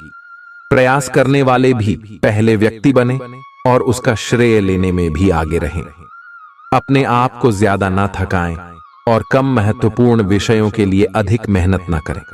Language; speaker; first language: Hindi; native; Hindi